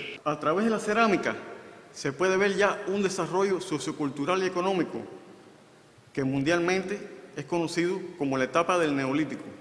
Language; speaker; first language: Spanish; native; Spanish